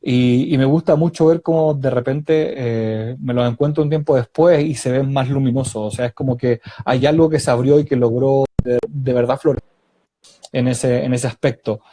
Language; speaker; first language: Spanish; native; Spanish